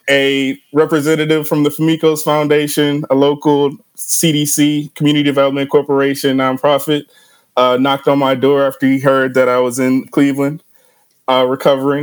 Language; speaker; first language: English; native; English